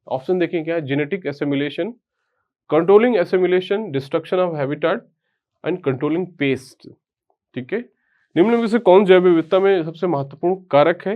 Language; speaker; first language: Hindi; native; Hindi